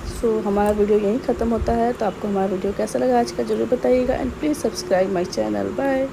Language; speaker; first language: Hindi; non-native, local second language; Bangla